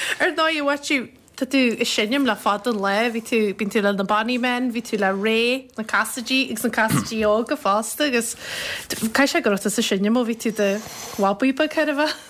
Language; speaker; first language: Irish; native; Irish